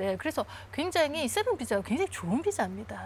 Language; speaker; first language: Korean; native; Korean